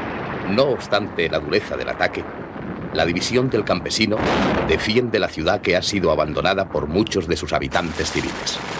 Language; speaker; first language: Spanish; native; Spanish